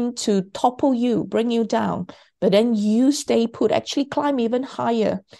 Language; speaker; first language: English; non-native, local second language; Cantonese